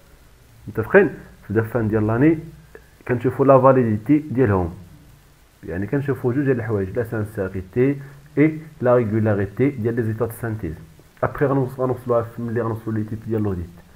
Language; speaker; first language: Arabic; native; Arabic